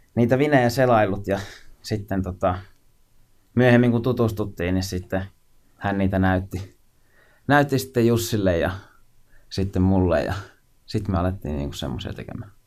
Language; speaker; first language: Finnish; native; Finnish